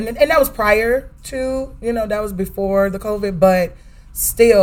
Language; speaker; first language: English; native; English